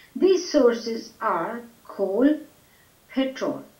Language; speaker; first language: English; non-native, local second language; Gujarati